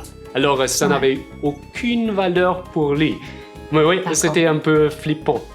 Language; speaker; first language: French; non-native, fluent; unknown